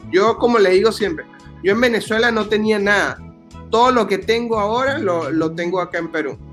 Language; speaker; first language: Spanish; native; Spanish